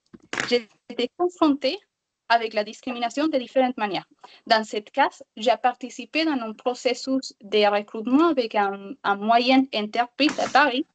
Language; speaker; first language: French; non-native, learner; Spanish